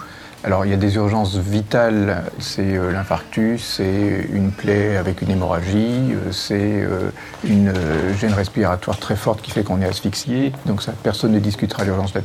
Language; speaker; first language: French; native; French